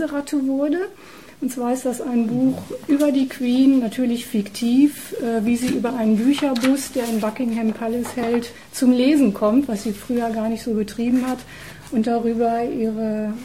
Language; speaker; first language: German; native; German